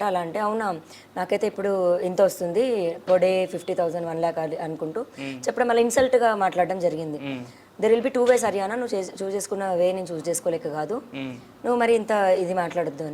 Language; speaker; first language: Telugu; native; Telugu